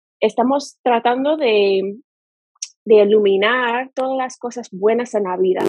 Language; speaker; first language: Spanish; non-native, fluent; English